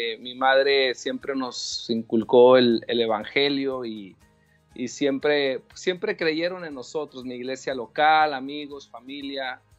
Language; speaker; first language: Spanish; native; Spanish